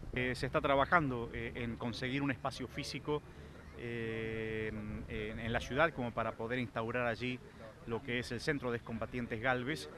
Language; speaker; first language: Spanish; native; Spanish